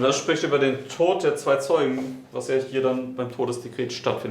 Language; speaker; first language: German; native; German